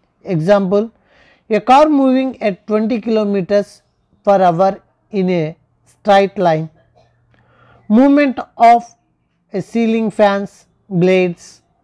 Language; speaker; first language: English; non-native, local second language; Telugu